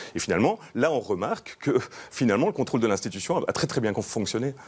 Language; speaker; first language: French; native; French